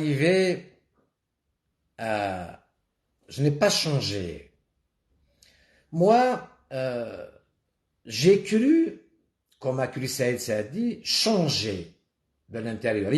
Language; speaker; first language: French; non-native, local second language; Kabyle